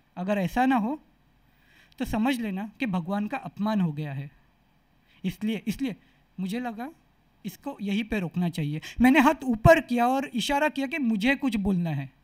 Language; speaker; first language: Hindi; non-native, local second language; Marathi